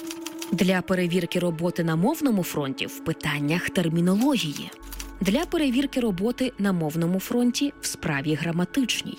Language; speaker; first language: Ukrainian; native; Ukrainian